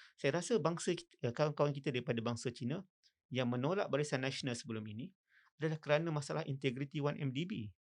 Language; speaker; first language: Malay; native; Malay